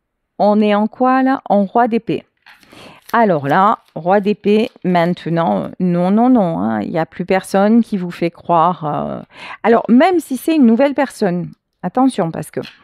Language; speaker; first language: French; native; French